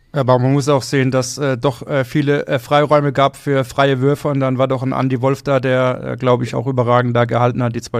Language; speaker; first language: German; native; German